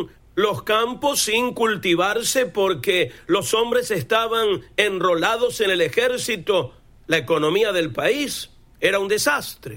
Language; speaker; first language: Spanish; native; Spanish